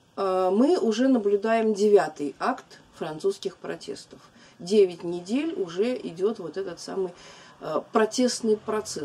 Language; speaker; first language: Russian; native; Russian